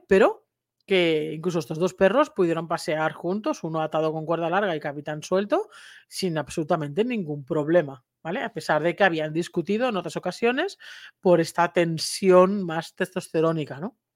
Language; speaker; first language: Spanish; native; Spanish